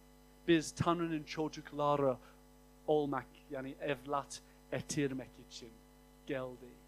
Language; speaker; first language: Turkish; non-native, fluent; English